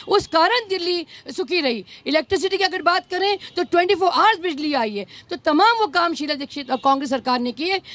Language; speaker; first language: Hindi; native; Hindi